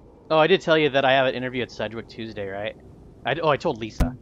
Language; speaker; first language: English; native; English